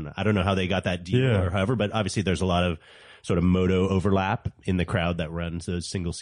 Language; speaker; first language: English; native; English